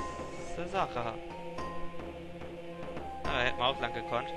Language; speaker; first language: German; native; German